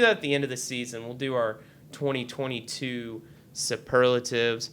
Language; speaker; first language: English; native; English